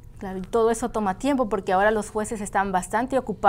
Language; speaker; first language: Spanish; native; Spanish